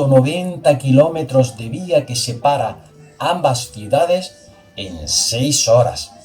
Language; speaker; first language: Spanish; native; Spanish